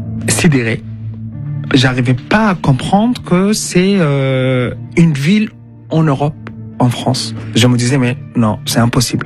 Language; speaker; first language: French; non-native, fluent; Arabic